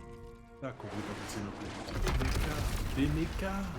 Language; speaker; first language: French; native; French